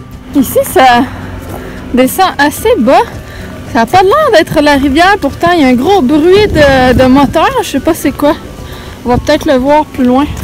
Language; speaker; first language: French; native; French